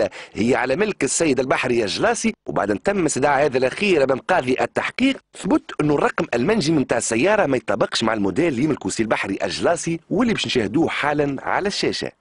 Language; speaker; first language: Arabic; native; Arabic